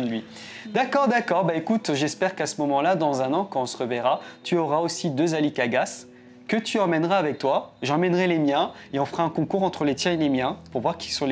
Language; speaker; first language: French; native; French